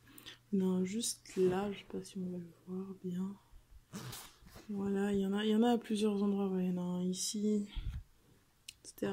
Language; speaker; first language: French; native; French